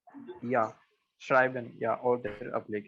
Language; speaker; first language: German; non-native, learner; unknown